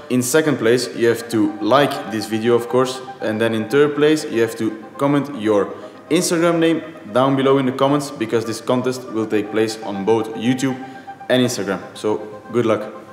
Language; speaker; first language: English; non-native, fluent; Dutch